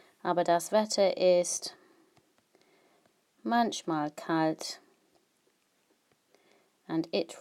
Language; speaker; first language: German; non-native, fluent; English